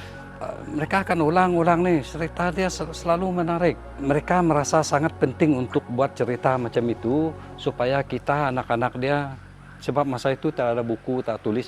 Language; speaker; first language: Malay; non-native, local second language; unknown